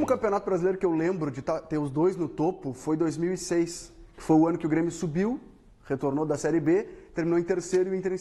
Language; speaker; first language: Portuguese; native; Portuguese